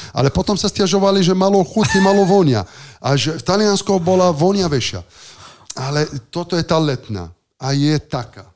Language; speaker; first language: Slovak; non-native, fluent; Italian